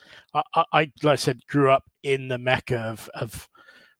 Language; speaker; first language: English; native; English